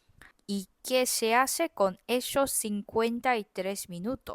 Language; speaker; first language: Spanish; non-native, fluent; Korean